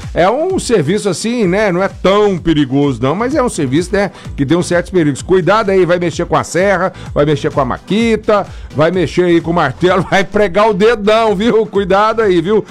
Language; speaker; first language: Portuguese; native; Portuguese